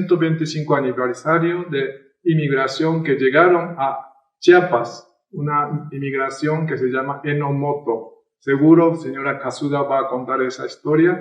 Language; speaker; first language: Spanish; non-native, fluent; Japanese